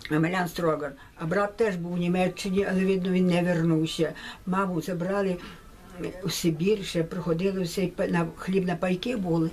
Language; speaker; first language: Ukrainian; native; Ukrainian